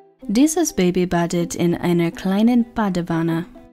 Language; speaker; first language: German; non-native, fluent; English